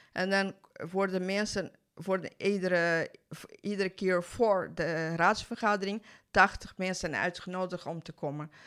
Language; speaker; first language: Dutch; non-native, fluent; Portuguese